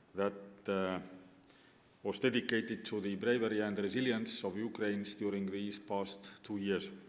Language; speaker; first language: English; non-native, fluent; Estonian